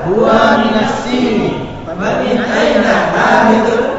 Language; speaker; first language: Arabic; non-native, learner; Indonesian